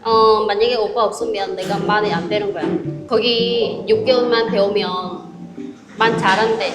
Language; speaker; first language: Korean; non-native, learner; Vietnamese